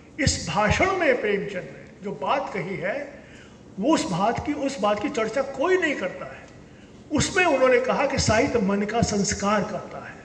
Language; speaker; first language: Hindi; native; Hindi